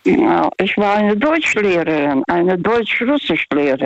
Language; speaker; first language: German; non-native, fluent; Russian